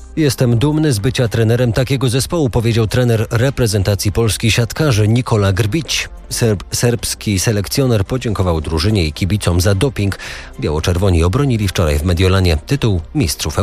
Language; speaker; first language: Polish; native; Polish